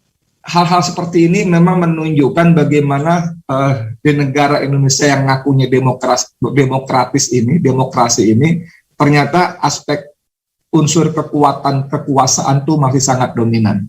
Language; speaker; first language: Indonesian; native; Indonesian